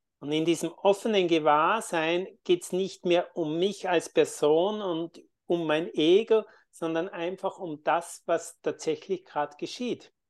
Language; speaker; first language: German; native; German